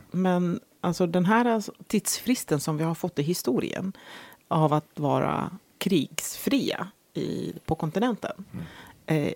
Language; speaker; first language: Swedish; early bilingual, other home language; Arabic